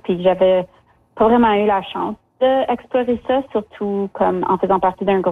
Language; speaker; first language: French; early bilingual, other home language; Spanish